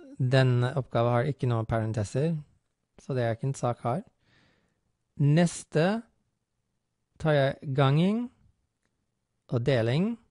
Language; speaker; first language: Norwegian; non-native, fluent; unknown